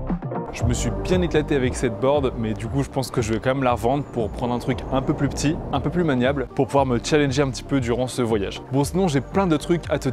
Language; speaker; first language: French; native; French